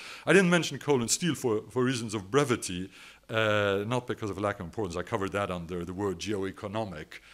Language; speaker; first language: English; non-native, fluent; French